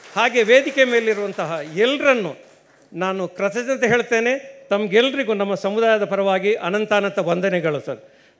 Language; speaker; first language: Kannada; non-native, local second language; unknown